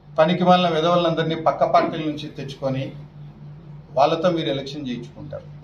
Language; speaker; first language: Telugu; native; Telugu